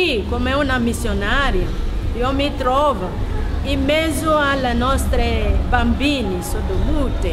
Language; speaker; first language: Italian; non-native, learner; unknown